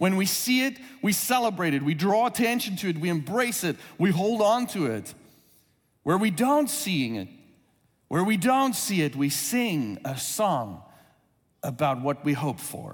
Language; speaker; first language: English; non-native, local second language; Afrikaans